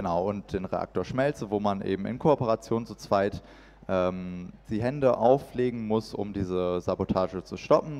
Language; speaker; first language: German; native; German